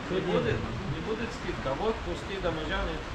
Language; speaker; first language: Russian; non-native, learner; Turkish